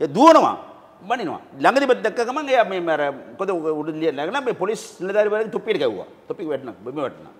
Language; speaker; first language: Sinhala; non-native, local second language; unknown